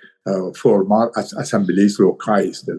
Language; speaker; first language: Portuguese; non-native, learner; Persian